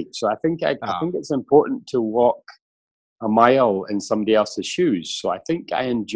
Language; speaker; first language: English; native; English